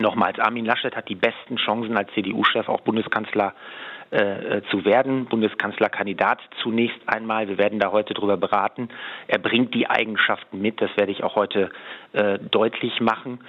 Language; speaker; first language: German; native; German